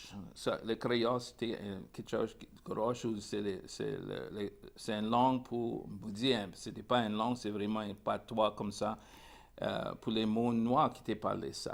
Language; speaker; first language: French; non-native, local second language; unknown